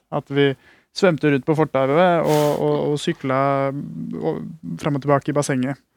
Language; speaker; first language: Norwegian; native; Norwegian